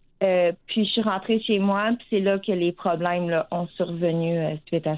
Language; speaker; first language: French; native; French